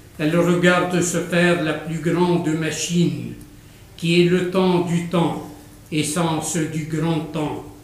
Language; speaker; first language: French; non-native, local second language; Arabic